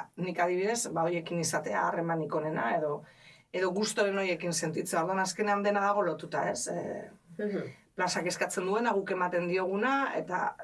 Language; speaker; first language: Basque; native; Basque